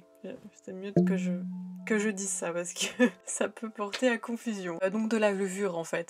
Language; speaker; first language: French; native; French